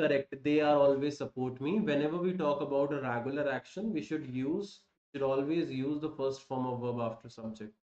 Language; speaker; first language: English; non-native, local second language; Hindi